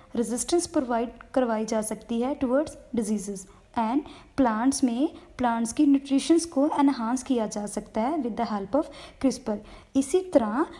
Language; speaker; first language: Hindi; non-native, local second language; Punjabi